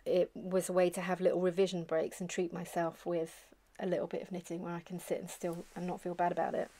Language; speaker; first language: English; native; English